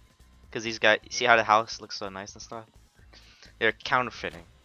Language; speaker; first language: English; non-native, fluent; Swedish